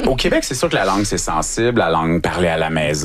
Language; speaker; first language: French; native; French